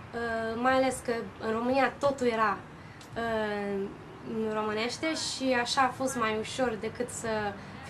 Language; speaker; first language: Romanian; early bilingual, heritage; Romanian